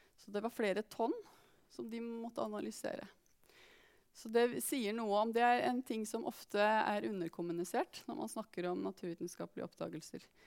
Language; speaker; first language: Norwegian; native; Norwegian